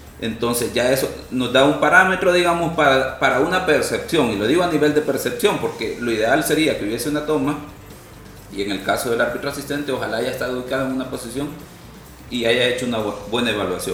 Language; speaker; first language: Spanish; native; Spanish